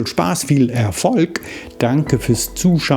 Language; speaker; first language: German; non-native, fluent; English